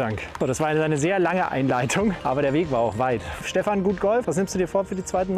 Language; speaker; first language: German; native; German